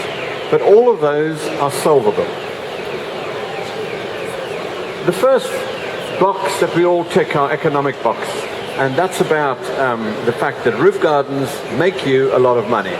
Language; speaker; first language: English; native; English